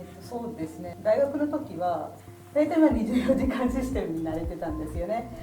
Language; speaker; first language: Japanese; non-native, fluent; Malayalam